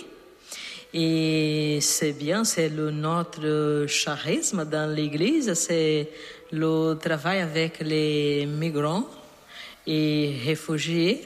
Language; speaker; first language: French; non-native, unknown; Portuguese